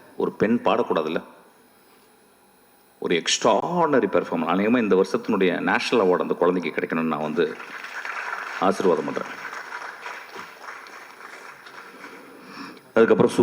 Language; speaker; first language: Tamil; native; Tamil